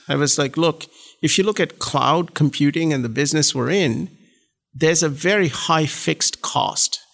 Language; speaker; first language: English; non-native, local second language; Malayalam